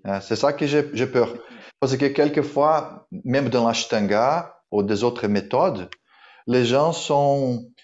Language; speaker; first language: French; non-native, fluent; Portuguese